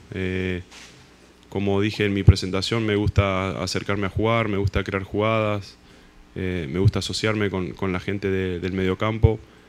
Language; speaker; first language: Spanish; native; Spanish